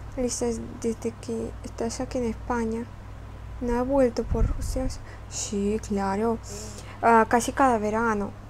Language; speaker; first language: Spanish; non-native, fluent; Russian